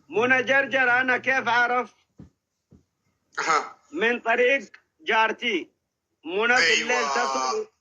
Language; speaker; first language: Arabic; non-native, learner; Oromo